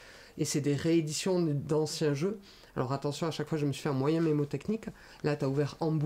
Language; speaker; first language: French; native; French